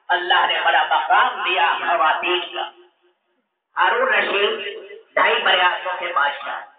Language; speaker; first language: Urdu; native; Urdu